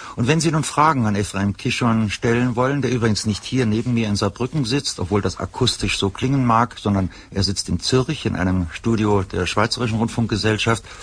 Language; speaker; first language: German; native; German